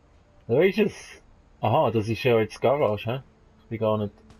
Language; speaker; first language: German; native; German